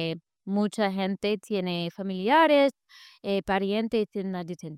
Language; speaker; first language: Spanish; non-native, fluent; English